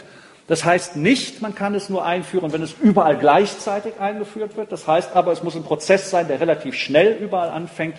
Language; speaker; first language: German; native; German